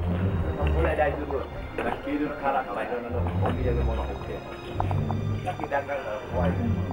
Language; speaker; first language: Japanese; non-native, learner; Vietnamese